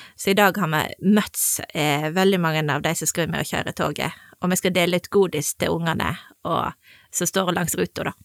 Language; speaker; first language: Norwegian; native; Norwegian